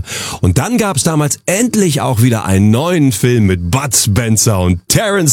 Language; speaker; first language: German; native; German